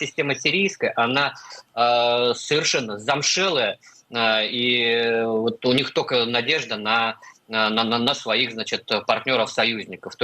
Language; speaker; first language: Russian; native; Russian